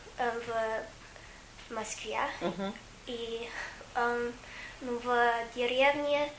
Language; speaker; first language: Russian; non-native, learner; English